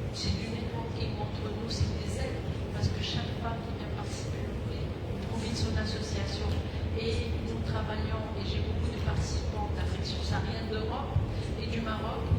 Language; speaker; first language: French; non-native, local second language; Arabic